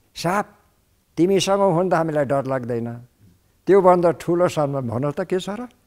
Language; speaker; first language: Nepali; non-native, fluent; English